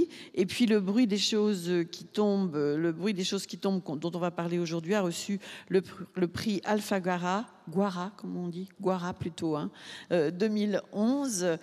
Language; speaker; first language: French; native; French